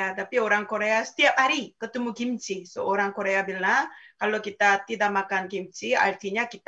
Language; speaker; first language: Indonesian; non-native, fluent; Korean